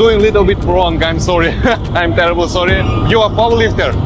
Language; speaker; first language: English; non-native, learner; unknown